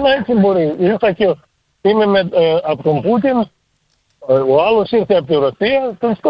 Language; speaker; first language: Greek; early bilingual, heritage; Greek